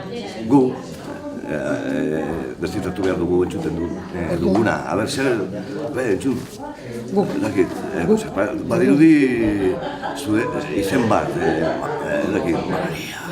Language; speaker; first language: Basque; non-native, local second language; Spanish